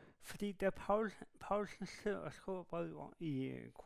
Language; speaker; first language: Danish; native; Danish